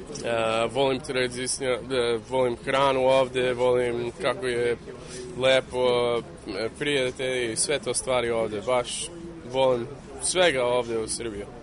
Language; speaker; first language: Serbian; early bilingual, heritage; English